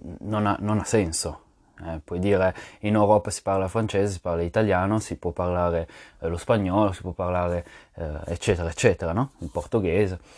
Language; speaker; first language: Italian; non-native, fluent; French